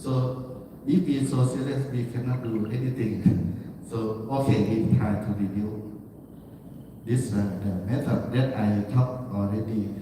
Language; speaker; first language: English; non-native, learner; Thai